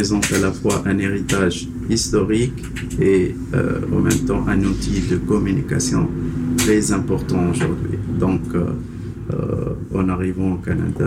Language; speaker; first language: French; non-native, local second language; Arabic